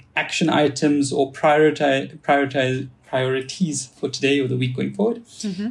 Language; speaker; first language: English; native; English